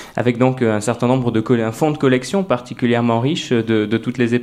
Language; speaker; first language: French; native; French